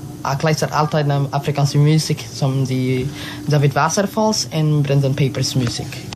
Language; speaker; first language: Dutch; non-native, learner; Filipino